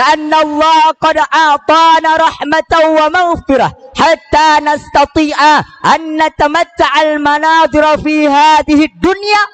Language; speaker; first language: Arabic; non-native, learner; Achinese